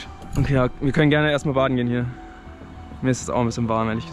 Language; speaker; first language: German; native; German